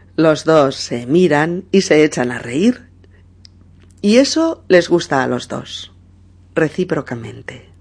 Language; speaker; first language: Spanish; native; Spanish